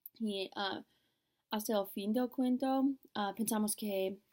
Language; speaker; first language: Spanish; non-native, learner; English